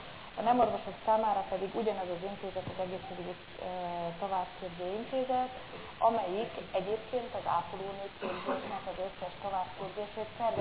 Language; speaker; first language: Hungarian; native; Hungarian